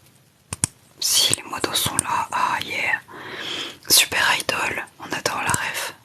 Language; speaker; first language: French; native; French